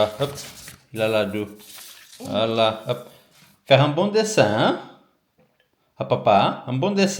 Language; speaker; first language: French; non-native, fluent; Portuguese